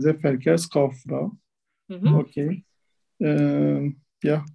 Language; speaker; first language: German; non-native, learner; Turkish